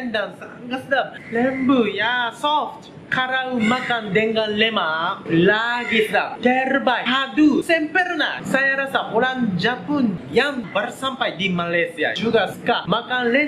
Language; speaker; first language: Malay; non-native, learner; Japanese